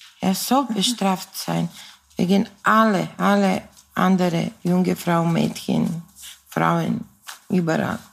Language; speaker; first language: German; non-native, fluent; Serbian